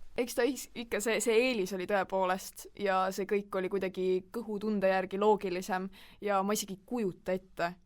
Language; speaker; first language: Estonian; native; Estonian